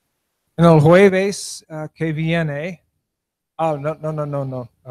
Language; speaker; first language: Spanish; non-native, learner; English